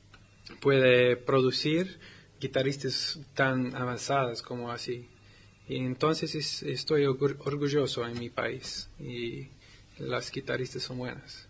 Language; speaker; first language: Spanish; non-native, learner; English